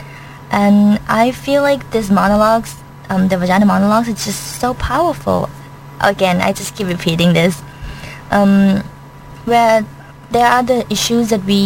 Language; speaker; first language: English; non-native, fluent; Thai